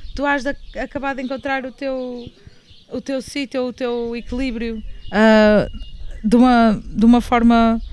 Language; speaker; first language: Portuguese; native; Portuguese